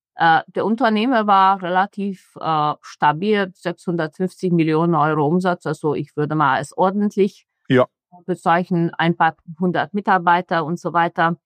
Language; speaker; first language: German; non-native, fluent; Hungarian